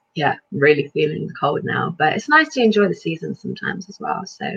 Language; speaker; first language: English; early bilingual, other home language; Lithuanian